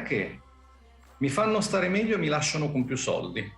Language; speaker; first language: Italian; native; Italian